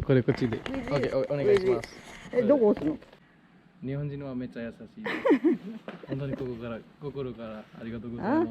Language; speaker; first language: Japanese; non-native, fluent; Nepali